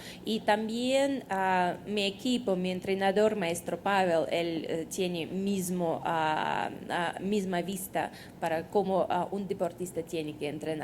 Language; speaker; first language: Spanish; non-native, fluent; Russian